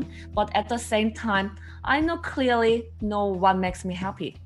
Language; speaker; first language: English; non-native, learner; Korean